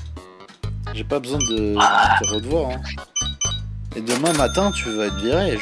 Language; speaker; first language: French; native; French